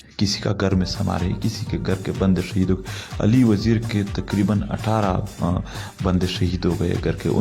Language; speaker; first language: Urdu; non-native, local second language; Pashto